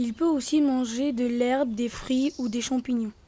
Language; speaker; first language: French; native; French